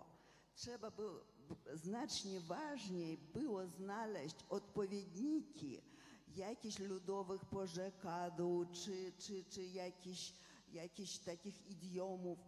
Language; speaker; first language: Polish; non-native, fluent; Russian